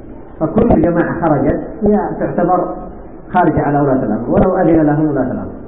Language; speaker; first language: Arabic; native; Arabic